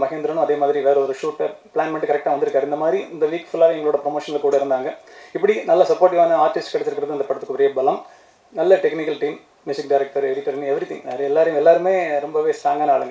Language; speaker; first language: Tamil; native; Tamil